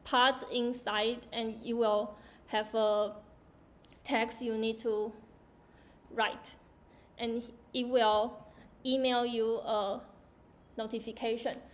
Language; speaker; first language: English; non-native, learner; Chinese